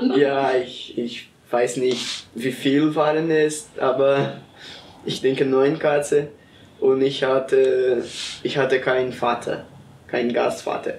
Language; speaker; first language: German; non-native, learner; Portuguese